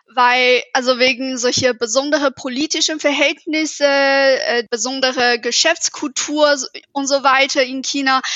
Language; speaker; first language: German; non-native, fluent; Chinese